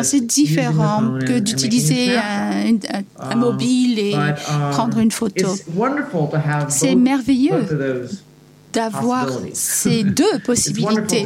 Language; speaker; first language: French; non-native, learner; English